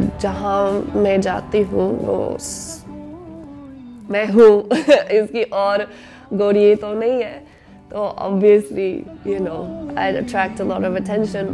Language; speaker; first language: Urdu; non-native, learner; English